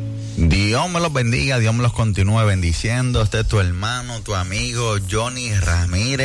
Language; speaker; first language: Spanish; native; Spanish